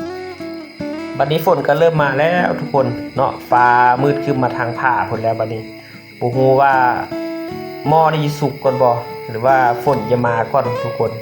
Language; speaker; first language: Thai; non-native, local second language; Lao